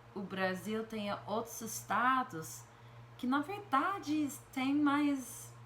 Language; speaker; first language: Portuguese; non-native, fluent; English